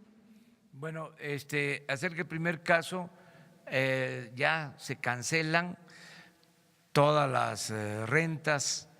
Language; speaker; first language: Spanish; native; Spanish